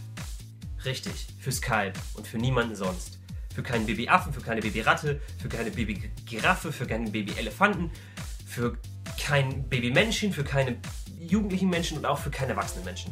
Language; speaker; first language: German; native; German